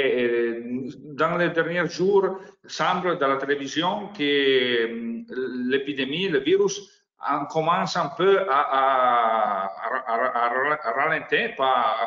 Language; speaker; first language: French; non-native, learner; Italian